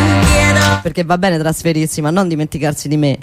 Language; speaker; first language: Italian; native; Italian